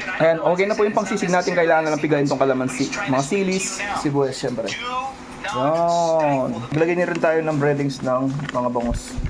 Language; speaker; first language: Filipino; non-native, local second language; Pampanga